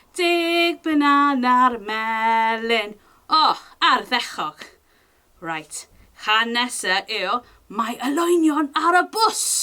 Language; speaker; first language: Welsh; non-native, local second language; English